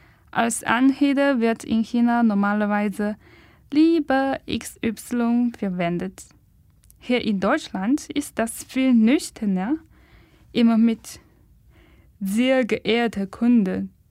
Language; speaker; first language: German; non-native, fluent; Chinese